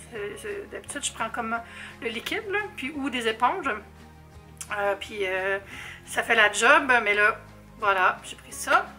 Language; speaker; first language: French; native; French